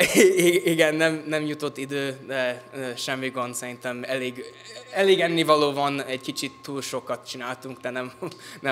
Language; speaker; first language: Hungarian; early bilingual, heritage; English